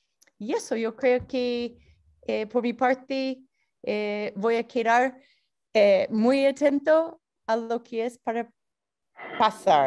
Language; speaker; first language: Spanish; non-native, fluent; English